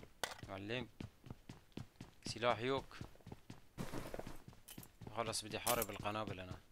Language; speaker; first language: Arabic; native; Arabic